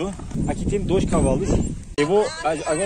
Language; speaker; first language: Portuguese; non-native, learner; Turkish